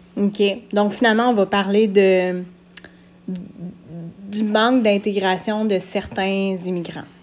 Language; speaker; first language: French; native; French